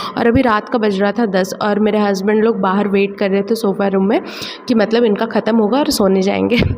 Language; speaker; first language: Hindi; non-native, local second language; Malayalam